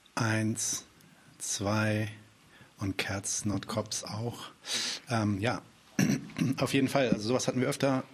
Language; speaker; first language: German; early bilingual, other home language; Arabic